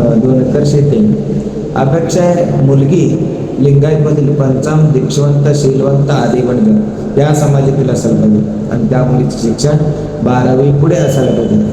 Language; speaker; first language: Marathi; non-native, local second language; Kannada